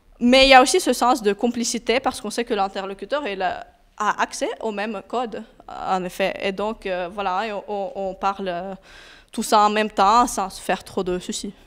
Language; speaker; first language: French; non-native, fluent; Russian